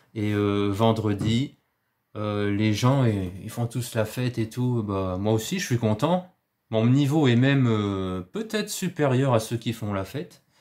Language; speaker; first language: French; native; French